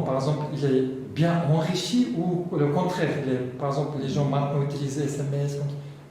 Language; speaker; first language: French; non-native, learner; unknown